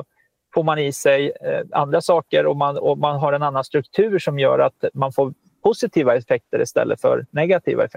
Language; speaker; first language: Swedish; native; Swedish